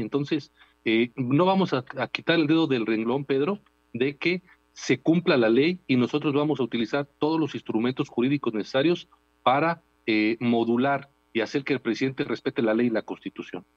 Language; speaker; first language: Spanish; native; Spanish